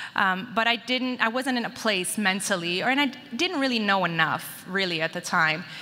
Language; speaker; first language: English; native; English